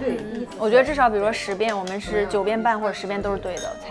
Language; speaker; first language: Chinese; native; Chinese